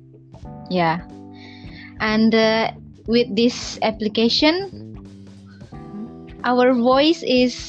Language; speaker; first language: English; non-native, learner; Indonesian